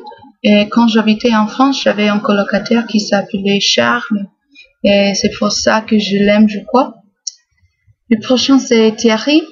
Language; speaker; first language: French; non-native, fluent; English